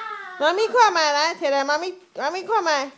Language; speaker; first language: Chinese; native; Chinese